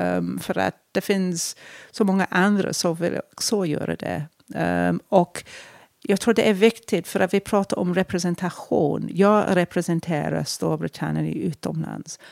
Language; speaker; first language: Swedish; non-native, fluent; English